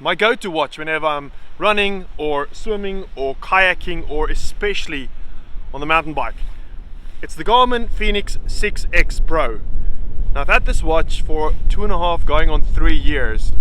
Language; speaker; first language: English; native; English